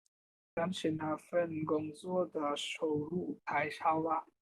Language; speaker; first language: Chinese; non-native, learner; Bangla